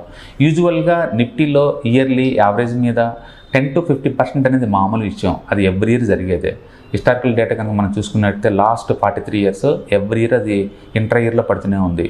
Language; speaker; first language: Telugu; native; Telugu